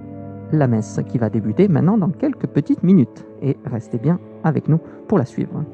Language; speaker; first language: French; native; French